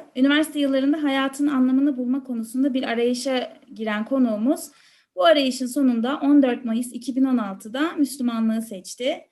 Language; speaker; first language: Turkish; native; Turkish